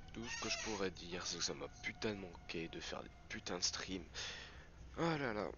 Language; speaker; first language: French; native; French